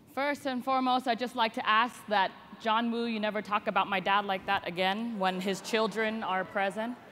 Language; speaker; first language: English; native; English